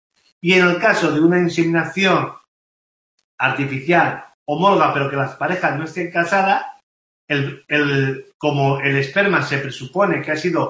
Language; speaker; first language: Spanish; native; Spanish